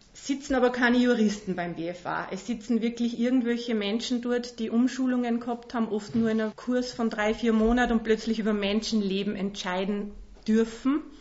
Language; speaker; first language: German; native; German